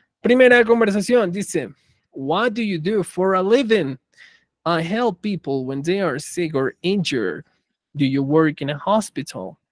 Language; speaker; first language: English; non-native, fluent; Spanish